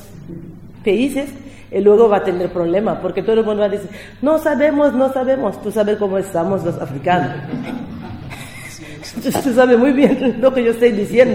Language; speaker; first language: Spanish; non-native, learner; French